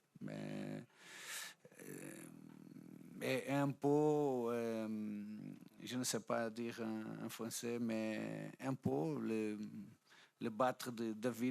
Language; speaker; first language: French; non-native, fluent; Portuguese